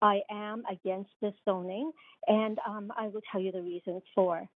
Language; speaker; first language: English; non-native, local second language; Cantonese